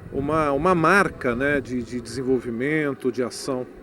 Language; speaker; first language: Portuguese; native; Portuguese